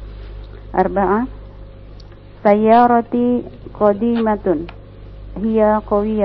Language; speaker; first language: Arabic; non-native, learner; Indonesian